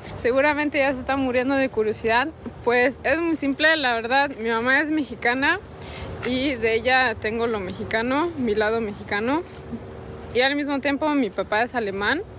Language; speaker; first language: Spanish; early bilingual, heritage; Spanish